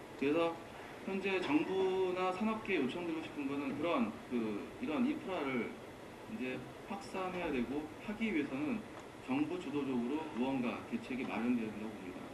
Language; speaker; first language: Korean; native; Korean